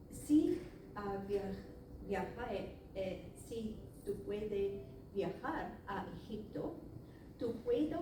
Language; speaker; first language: Spanish; non-native, learner; Arabic